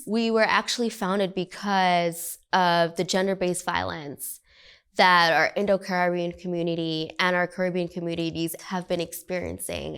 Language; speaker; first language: English; early bilingual, other home language; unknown